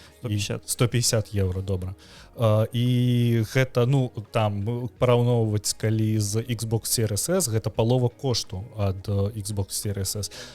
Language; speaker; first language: Belarusian; non-native, local second language; Russian